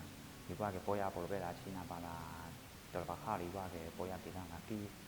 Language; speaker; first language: Spanish; non-native, learner; Chinese